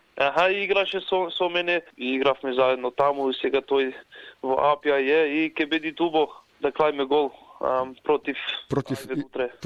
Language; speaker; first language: Macedonian; early bilingual, heritage; Macedonian